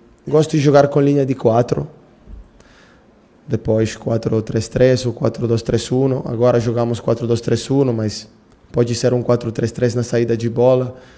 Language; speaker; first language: Portuguese; non-native, fluent; Italian